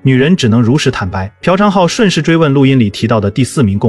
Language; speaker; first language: Chinese; native; Chinese